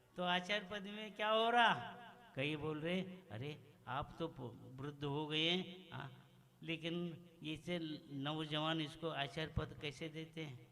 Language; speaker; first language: Hindi; non-native, local second language; Kannada